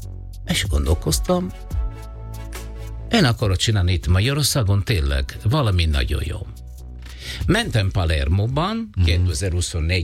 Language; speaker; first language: Hungarian; non-native, learner; Italian